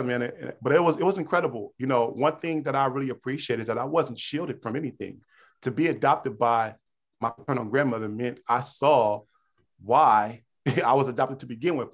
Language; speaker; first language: English; native; English